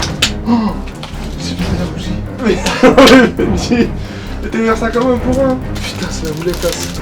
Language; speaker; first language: French; native; French